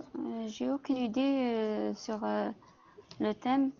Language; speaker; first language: French; non-native, local second language; Arabic